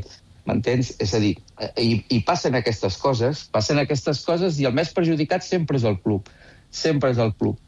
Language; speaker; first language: Catalan; native; Catalan